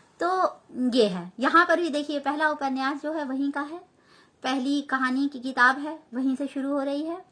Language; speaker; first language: Hindi; native; Hindi